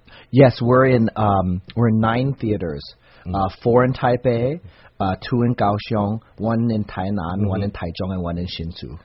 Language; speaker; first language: English; native; English